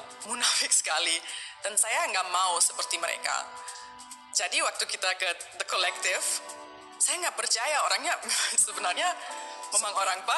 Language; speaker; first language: Indonesian; non-native, fluent; German